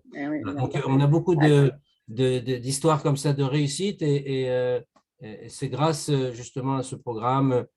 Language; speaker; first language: French; native; French